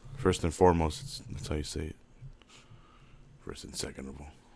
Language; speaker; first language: English; native; English